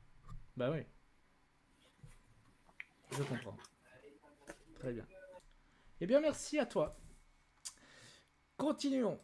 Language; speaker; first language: French; native; French